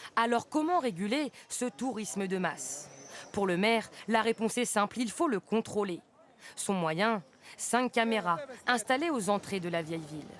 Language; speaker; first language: French; native; French